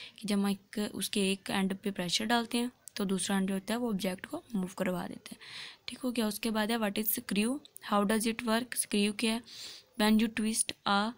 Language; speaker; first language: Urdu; non-native, local second language; Punjabi